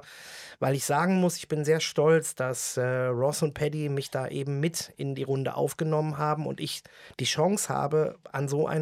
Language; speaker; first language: German; native; German